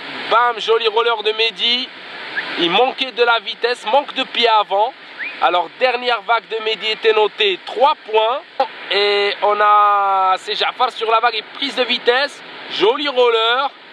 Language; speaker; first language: French; non-native, local second language; Arabic